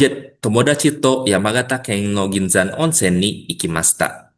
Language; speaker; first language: Japanese; non-native, learner; Indonesian